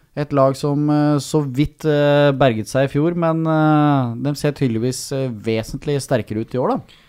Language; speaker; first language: Norwegian; native; Norwegian